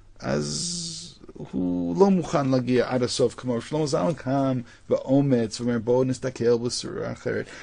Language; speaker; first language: Hebrew; non-native, fluent; English